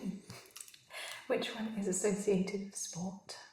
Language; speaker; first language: English; native; English